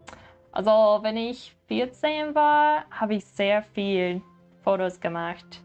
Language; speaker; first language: German; non-native, learner; English